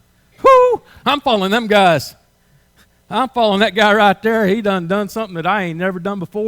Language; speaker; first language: English; native; English